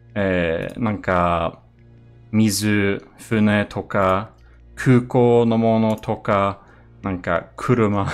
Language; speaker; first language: Japanese; non-native, learner; Swedish